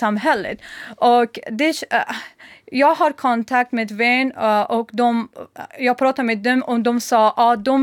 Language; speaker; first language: Swedish; non-native, learner; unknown